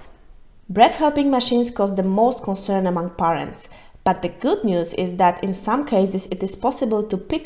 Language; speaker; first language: English; non-native, fluent; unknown